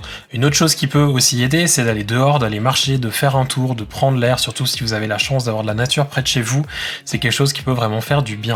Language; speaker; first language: French; native; French